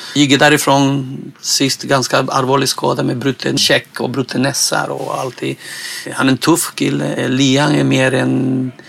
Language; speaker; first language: Swedish; non-native, fluent; Spanish